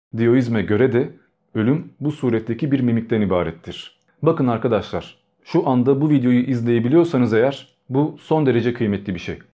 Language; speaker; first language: Turkish; early bilingual, other home language; Albanian